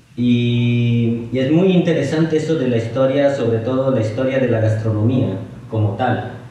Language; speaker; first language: Spanish; non-native, fluent; Italian